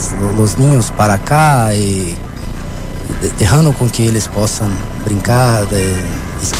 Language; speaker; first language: Spanish; non-native, learner; Portuguese